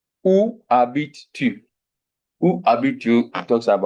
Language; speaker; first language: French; non-native, fluent; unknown